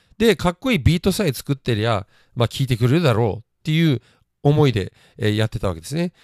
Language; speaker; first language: Japanese; native; Japanese